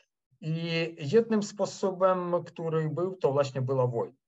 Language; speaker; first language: Polish; non-native, fluent; Ukrainian